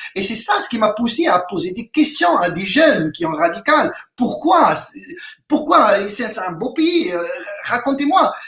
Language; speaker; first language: French; non-native, local second language; Arabic